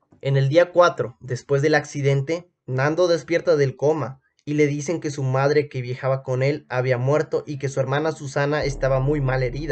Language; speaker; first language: Spanish; native; Spanish